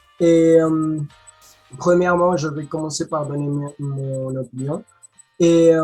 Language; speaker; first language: French; non-native, learner; Spanish